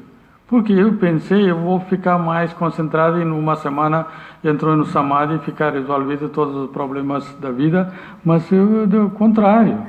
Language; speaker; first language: Portuguese; non-native, learner; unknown